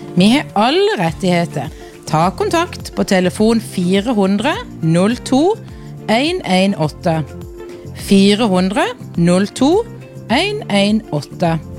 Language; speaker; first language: Norwegian; native; Norwegian